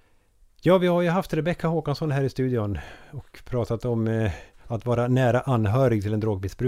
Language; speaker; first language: Swedish; native; Swedish